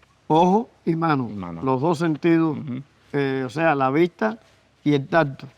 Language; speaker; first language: Spanish; native; Spanish